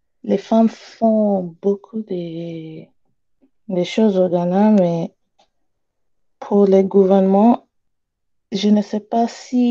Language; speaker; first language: French; non-native, learner; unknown